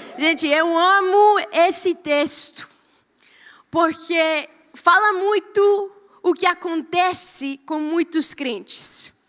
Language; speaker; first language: Portuguese; non-native, fluent; Spanish